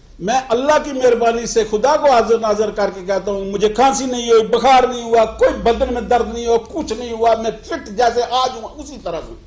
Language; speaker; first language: Urdu; non-native, local second language; Pahari-Potwari